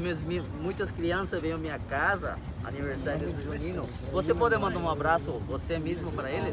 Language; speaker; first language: Portuguese; non-native, learner; Bangla